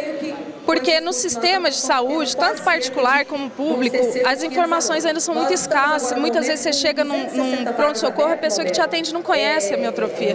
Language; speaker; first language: Portuguese; native; Portuguese